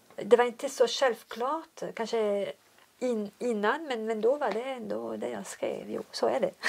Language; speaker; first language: Swedish; non-native, fluent; French